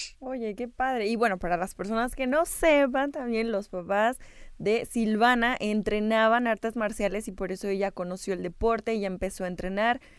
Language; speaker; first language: Spanish; native; Spanish